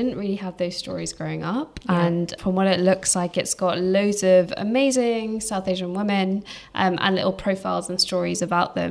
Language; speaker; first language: English; native; English